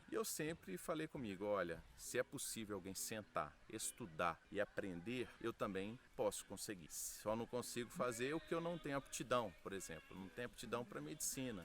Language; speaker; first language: Portuguese; native; Portuguese